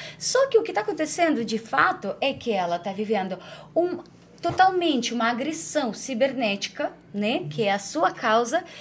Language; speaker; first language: Portuguese; non-native, fluent; Ukrainian